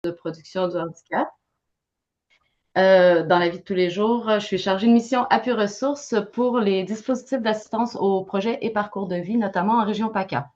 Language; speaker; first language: French; native; French